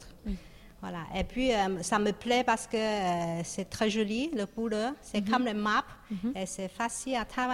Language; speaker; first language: French; non-native, learner; Chinese